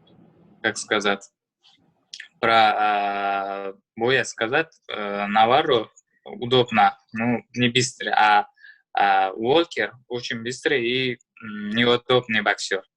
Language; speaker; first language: Russian; non-native, learner; Uzbek